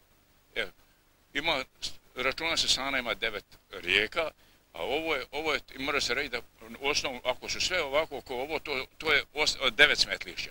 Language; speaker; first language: Bosnian; native; Bosnian